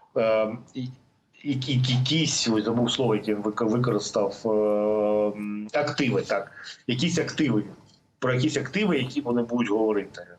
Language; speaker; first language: Ukrainian; non-native, local second language; Russian